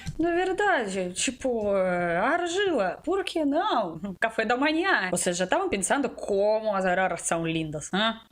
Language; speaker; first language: Portuguese; non-native, learner; Russian